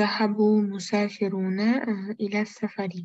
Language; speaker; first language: Arabic; non-native, learner; Uzbek